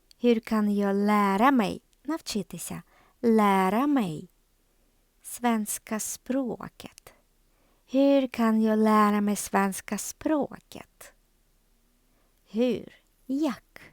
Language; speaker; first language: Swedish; non-native, fluent; Ukrainian